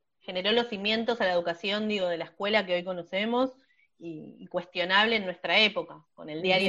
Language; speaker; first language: Spanish; native; Spanish